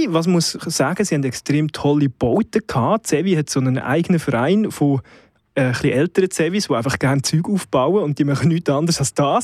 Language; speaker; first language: German; native; German